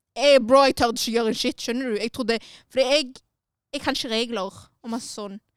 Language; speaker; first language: Norwegian; early bilingual, other home language; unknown